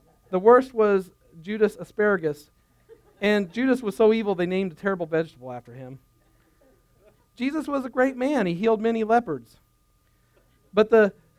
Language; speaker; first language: English; native; English